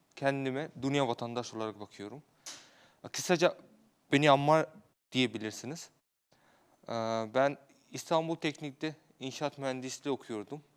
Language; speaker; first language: Turkish; non-native, fluent; Bangla